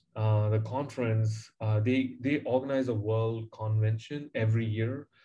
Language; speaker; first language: English; non-native, local second language; Tamil